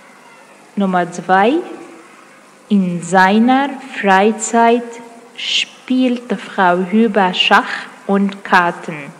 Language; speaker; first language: German; non-native, fluent; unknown